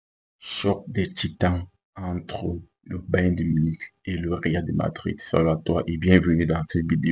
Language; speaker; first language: French; native; French